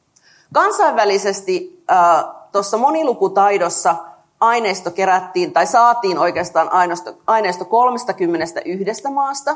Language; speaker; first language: Finnish; native; Finnish